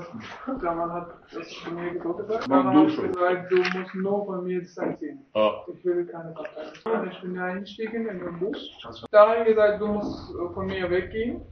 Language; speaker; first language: German; non-native, learner; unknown